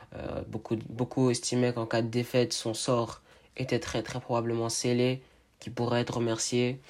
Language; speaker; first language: French; native; French